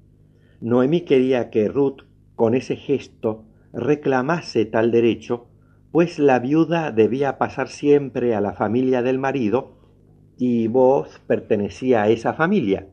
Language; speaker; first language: Spanish; native; Spanish